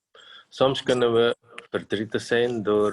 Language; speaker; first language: Dutch; non-native, fluent; Indonesian